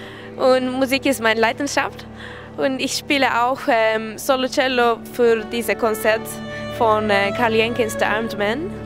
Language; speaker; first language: German; non-native, learner; Turkish